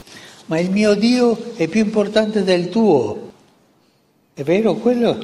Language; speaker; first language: Italian; non-native, fluent; Spanish